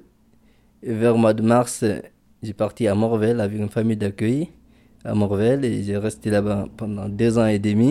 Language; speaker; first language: French; non-native, local second language; Fula